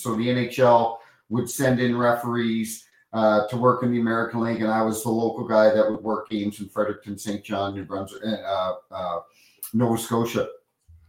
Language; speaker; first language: English; native; English